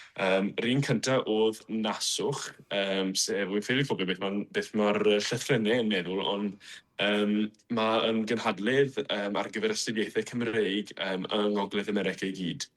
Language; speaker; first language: Welsh; non-native, fluent; English